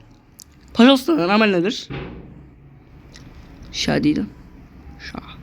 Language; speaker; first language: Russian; non-native, local second language; Kazakh